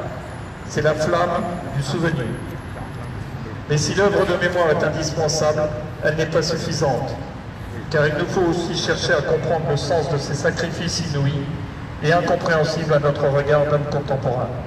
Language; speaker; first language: French; native; French